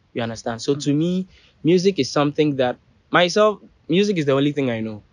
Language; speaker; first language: English; non-native, local second language; Ewe